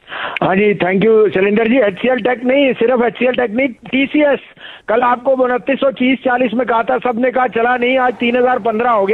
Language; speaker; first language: Hindi; native; Hindi